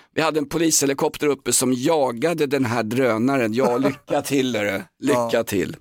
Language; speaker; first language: Swedish; native; Swedish